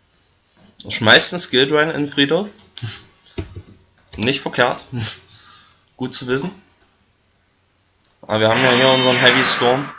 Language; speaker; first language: German; native; German